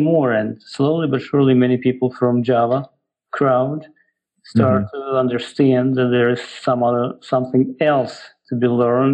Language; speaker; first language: English; non-native, fluent; Ukrainian